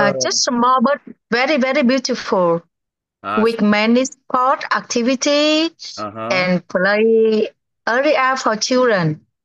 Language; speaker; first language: English; non-native, learner; Vietnamese